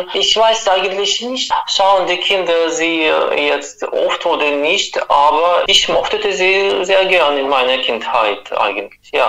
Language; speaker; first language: German; non-native, fluent; Russian